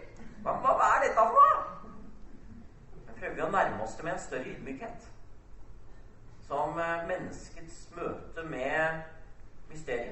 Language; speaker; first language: Norwegian; native; Norwegian